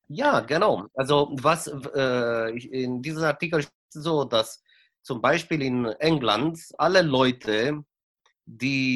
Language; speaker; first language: German; non-native, fluent; Romanian